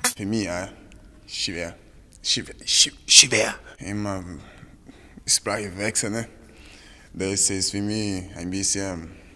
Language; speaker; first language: German; non-native, learner; Portuguese